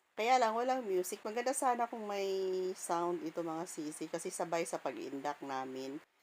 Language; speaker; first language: Filipino; non-native, local second language; Cebuano